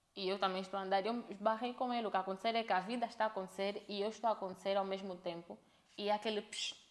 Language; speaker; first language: Portuguese; native; Portuguese